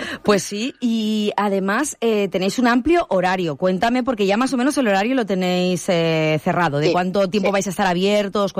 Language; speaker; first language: Spanish; native; Spanish